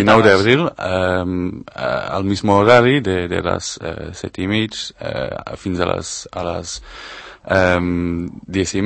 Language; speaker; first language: Catalan; non-native, fluent; Spanish